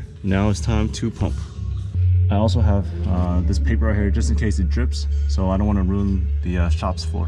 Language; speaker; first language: English; native; English